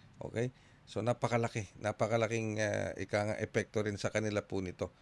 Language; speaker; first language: Filipino; native; Filipino